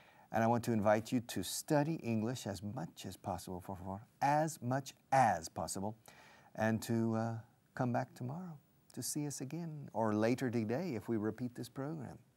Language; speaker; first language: English; native; English